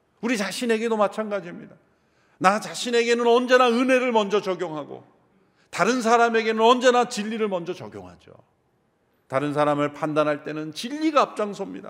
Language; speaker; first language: Korean; native; Korean